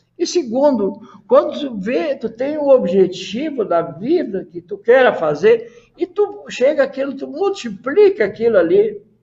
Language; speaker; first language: Portuguese; native; Portuguese